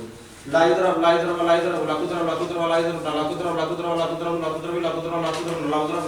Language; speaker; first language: Arabic; non-native, learner; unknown